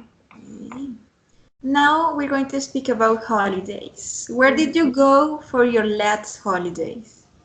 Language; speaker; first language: English; non-native, fluent; Spanish